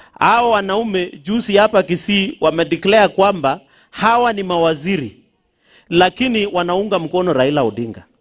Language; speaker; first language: Swahili; non-native, local second language; Kalenjin